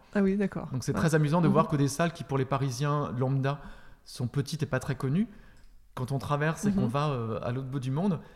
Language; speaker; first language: French; native; French